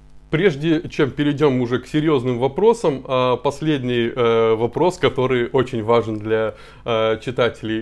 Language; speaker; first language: Russian; native; Russian